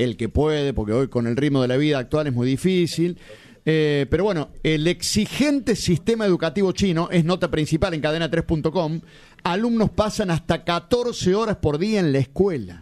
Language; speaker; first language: Spanish; native; Spanish